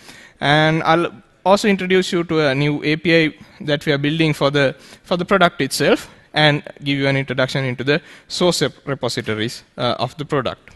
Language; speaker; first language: English; non-native, local second language; Sinhala